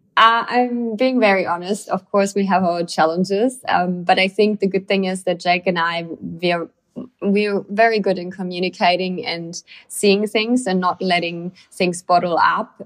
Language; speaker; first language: English; non-native, fluent; German